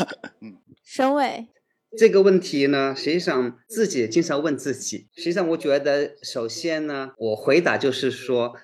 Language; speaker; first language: Chinese; early bilingual, other home language; Cantonese